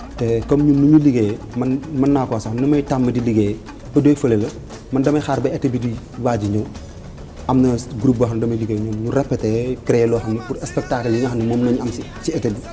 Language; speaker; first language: Wolof; native; Wolof